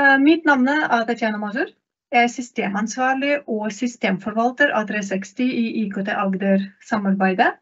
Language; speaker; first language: Norwegian; non-native, fluent; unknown